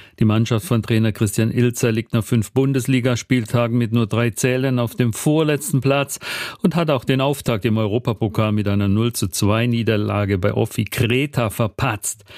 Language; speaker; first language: German; native; German